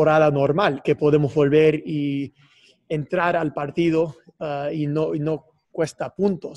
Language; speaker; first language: Spanish; non-native, fluent; English